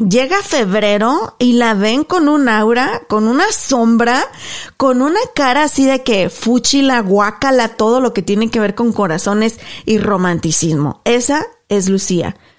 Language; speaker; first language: Spanish; native; Spanish